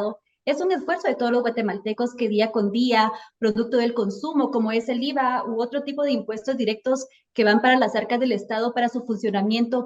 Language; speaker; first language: Spanish; native; Spanish